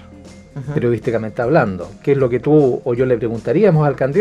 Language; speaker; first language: Spanish; native; Spanish